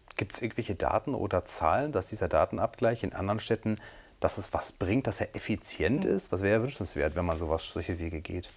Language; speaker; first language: German; native; German